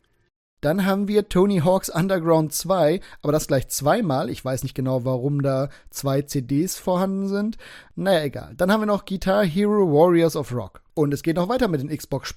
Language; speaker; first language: German; native; German